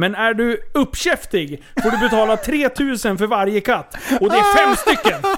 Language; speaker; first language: Swedish; native; Swedish